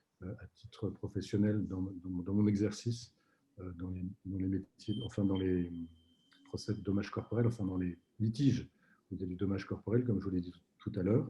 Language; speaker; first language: French; native; French